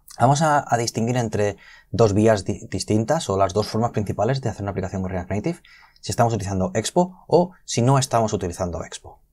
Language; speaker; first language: Spanish; native; Spanish